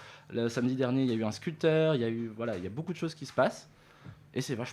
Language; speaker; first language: French; native; French